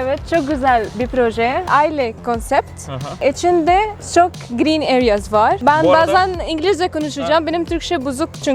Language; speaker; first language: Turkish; non-native, learner; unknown